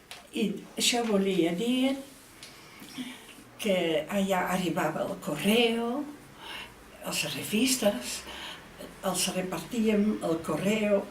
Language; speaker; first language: Catalan; non-native, fluent; Dutch